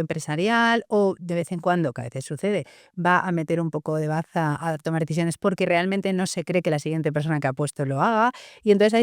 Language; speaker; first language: Spanish; native; Spanish